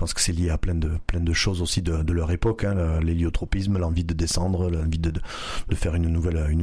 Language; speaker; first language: French; non-native, local second language; Dutch